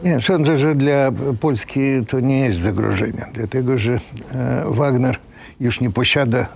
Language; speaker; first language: Polish; non-native, fluent; Russian